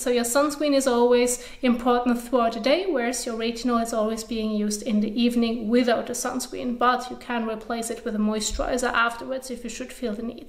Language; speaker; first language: English; non-native, fluent; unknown